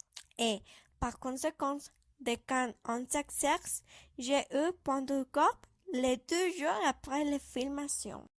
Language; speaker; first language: French; non-native, learner; Spanish